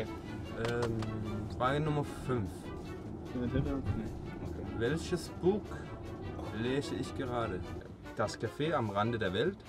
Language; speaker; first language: German; non-native, learner; Danish